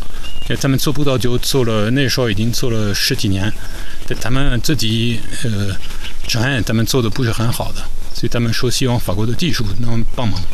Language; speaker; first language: Chinese; non-native, fluent; French